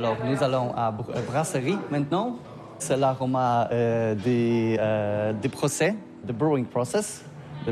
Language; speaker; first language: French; non-native, learner; Polish